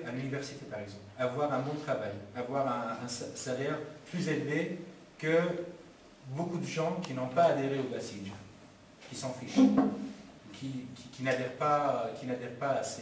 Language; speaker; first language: French; non-native, fluent; Persian